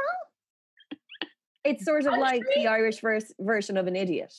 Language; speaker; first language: English; native; English